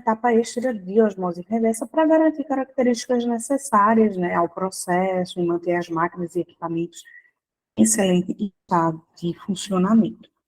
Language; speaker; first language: Portuguese; native; Portuguese